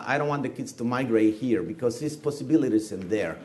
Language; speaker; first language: English; non-native, fluent; Spanish